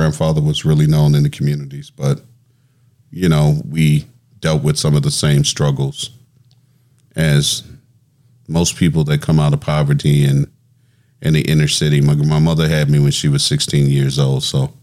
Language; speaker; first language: English; native; English